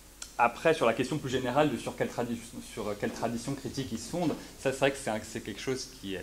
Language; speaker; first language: French; native; French